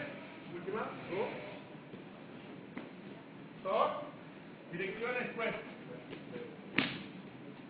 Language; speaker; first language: Italian; non-native, learner; Romanian